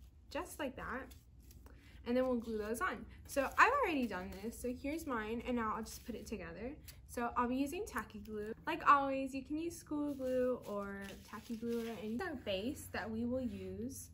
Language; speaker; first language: English; native; English